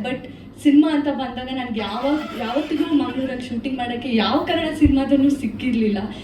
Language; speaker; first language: Kannada; non-native, local second language; Tulu